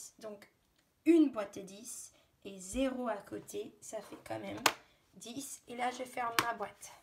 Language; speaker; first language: French; native; French